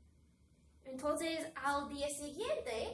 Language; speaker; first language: Spanish; non-native, fluent; English